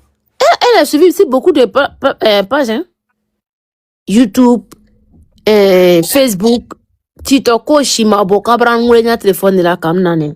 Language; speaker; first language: French; non-native, local second language; Mandingo